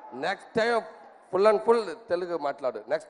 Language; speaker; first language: Telugu; non-native, learner; Tamil